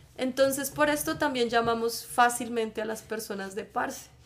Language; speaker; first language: Spanish; native; Spanish